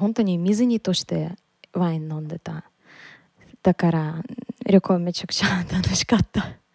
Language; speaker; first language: Japanese; non-native, learner; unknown